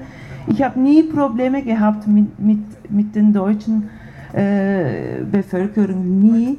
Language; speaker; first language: German; non-native, fluent; Turkish